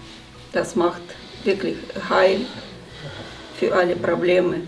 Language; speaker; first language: German; non-native, learner; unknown